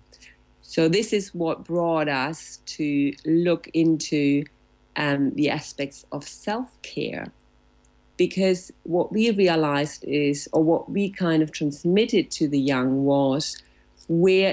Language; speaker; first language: English; non-native, fluent; German